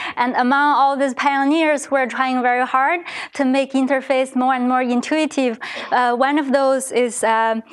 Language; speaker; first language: English; non-native, fluent; Chinese